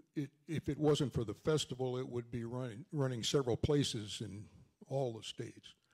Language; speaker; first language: English; native; English